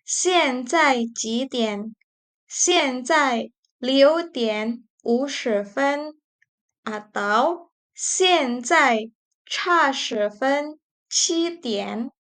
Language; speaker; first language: Chinese; non-native, fluent; Indonesian